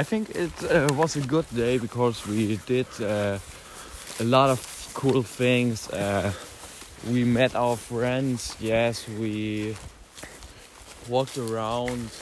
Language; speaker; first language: English; non-native, learner; German